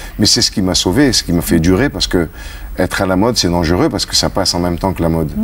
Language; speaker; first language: French; native; French